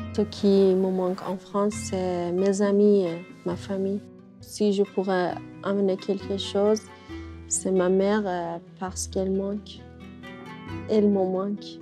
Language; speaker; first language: French; non-native, learner; Persian